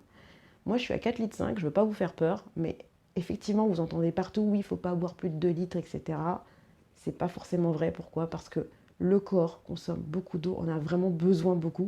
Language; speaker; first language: French; native; French